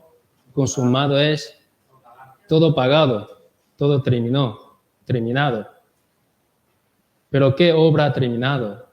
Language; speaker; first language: Spanish; non-native, learner; Korean